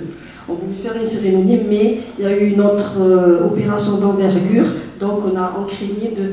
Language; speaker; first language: French; native; French